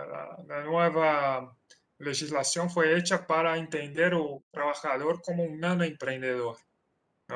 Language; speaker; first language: Spanish; non-native, fluent; Portuguese